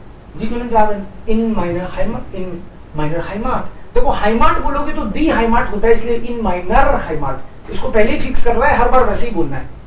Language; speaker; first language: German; non-native, fluent; Hindi